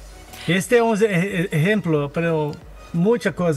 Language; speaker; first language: Spanish; non-native, learner; Portuguese